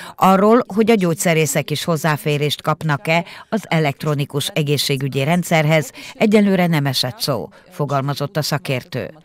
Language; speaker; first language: Hungarian; native; Hungarian